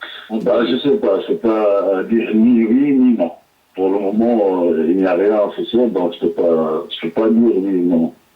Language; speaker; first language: French; non-native, local second language; Arabic